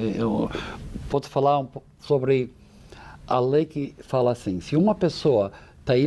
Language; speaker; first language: Portuguese; non-native, fluent; English